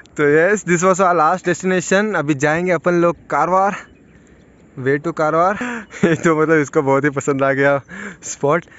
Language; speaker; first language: Hindi; non-native, local second language; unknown